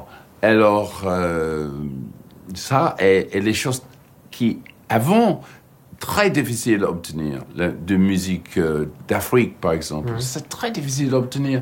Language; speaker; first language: French; non-native, learner; English